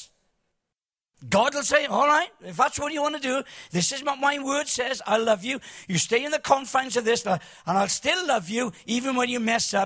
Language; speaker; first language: English; native; English